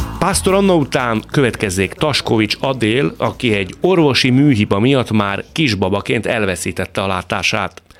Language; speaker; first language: Hungarian; native; Hungarian